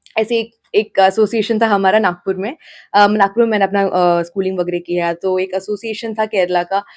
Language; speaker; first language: Hindi; non-native, local second language; Malayalam